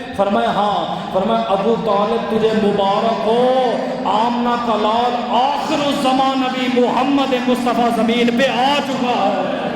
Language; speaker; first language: Urdu; non-native, local second language; Punjabi